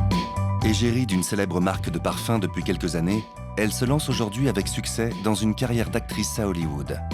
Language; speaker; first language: French; native; French